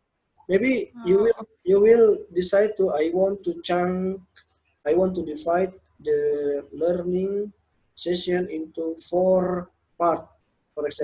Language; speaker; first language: English; non-native, learner; Indonesian